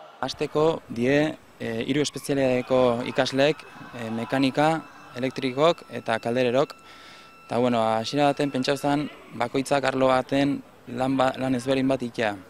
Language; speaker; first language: Basque; native; Basque